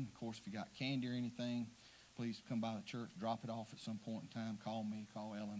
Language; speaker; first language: English; native; English